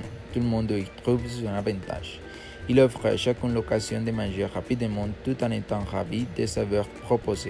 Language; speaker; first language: French; non-native, learner; Spanish